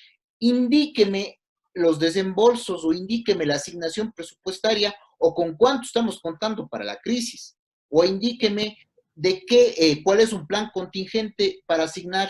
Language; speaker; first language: Spanish; native; Spanish